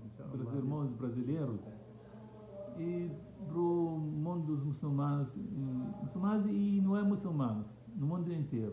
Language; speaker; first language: Portuguese; non-native, fluent; Arabic